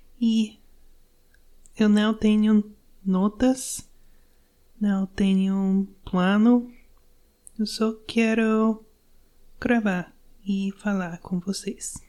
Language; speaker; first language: Portuguese; non-native, learner; English